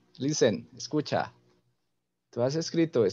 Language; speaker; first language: Spanish; non-native, fluent; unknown